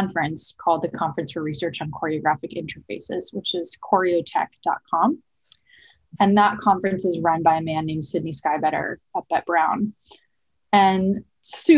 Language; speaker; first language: English; native; English